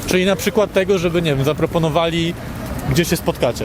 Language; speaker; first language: Polish; native; Polish